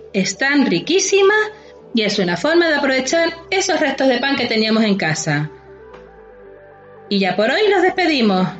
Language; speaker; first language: Spanish; native; Spanish